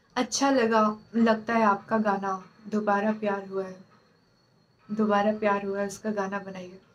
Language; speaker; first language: Hindi; native; Hindi